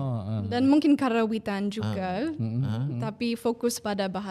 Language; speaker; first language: Indonesian; non-native, fluent; English